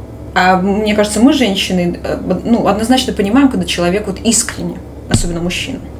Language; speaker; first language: Russian; native; Russian